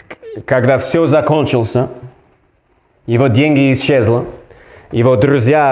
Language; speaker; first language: Russian; non-native, learner; English